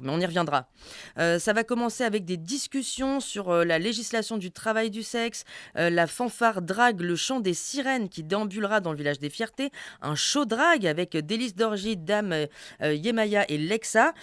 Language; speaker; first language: French; native; French